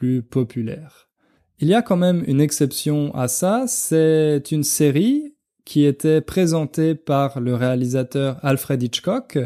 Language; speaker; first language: French; native; French